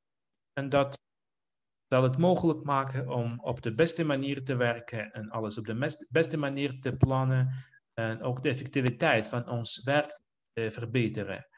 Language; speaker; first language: Dutch; non-native, fluent; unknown